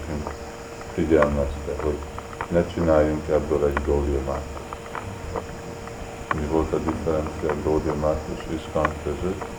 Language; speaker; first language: Hungarian; early bilingual, heritage; Hungarian